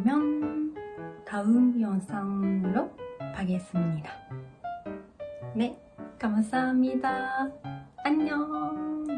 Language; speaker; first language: Korean; non-native, learner; Japanese